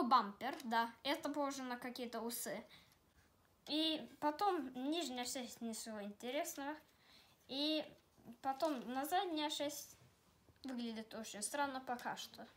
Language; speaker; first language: Russian; early bilingual, heritage; Russian